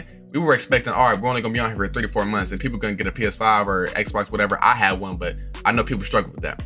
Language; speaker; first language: English; native; English